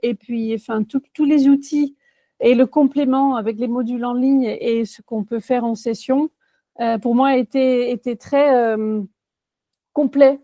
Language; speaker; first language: French; non-native, fluent; Dutch